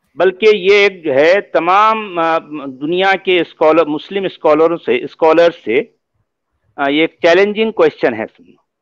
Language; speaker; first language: Hindi; native; Hindi